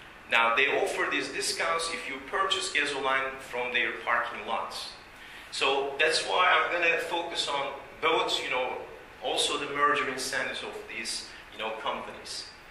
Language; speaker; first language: English; non-native, fluent; Turkish